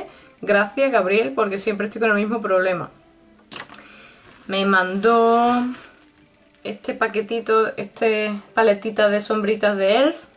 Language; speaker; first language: Spanish; native; Spanish